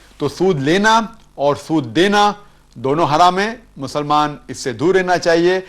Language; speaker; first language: Urdu; non-native, local second language; Konkani